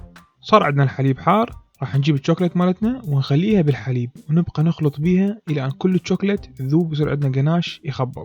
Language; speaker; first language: Arabic; native; Arabic